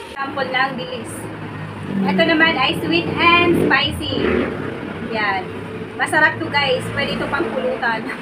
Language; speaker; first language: Filipino; non-native, local second language; Cebuano